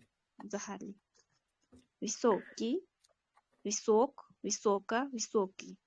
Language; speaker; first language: Russian; non-native, learner; Uzbek